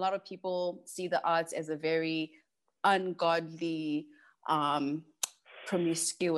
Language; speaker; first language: English; non-native, local second language; Shona